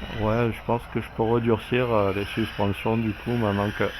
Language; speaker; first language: French; native; French